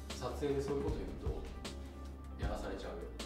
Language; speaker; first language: Japanese; native; Japanese